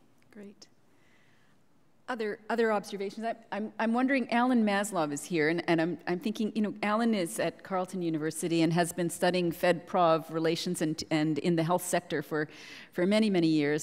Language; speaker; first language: English; native; English